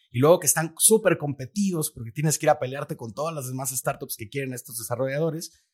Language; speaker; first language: Spanish; native; Spanish